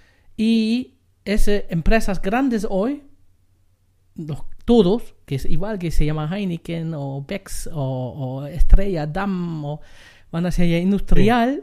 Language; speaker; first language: Spanish; non-native, learner; German